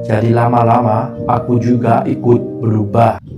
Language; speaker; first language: Indonesian; non-native, fluent; Chinese